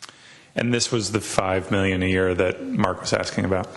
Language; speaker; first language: English; native; English